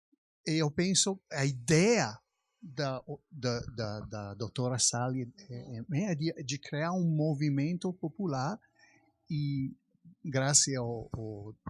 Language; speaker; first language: Portuguese; non-native, fluent; Italian